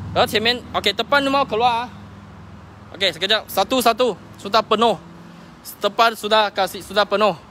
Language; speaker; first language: Malay; non-native, local second language; Chinese